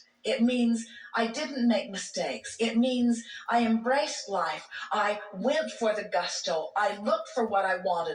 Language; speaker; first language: English; native; English